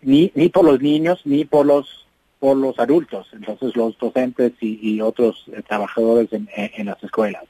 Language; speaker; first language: Spanish; non-native, fluent; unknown